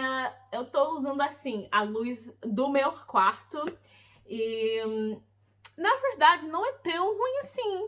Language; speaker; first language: Portuguese; early bilingual, heritage; English